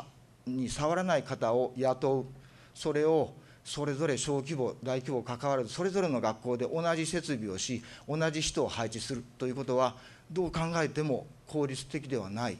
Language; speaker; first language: Japanese; native; Japanese